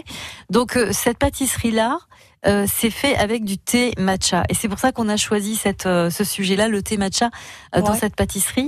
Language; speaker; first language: French; native; French